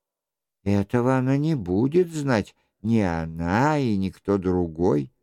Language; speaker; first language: Russian; native; Russian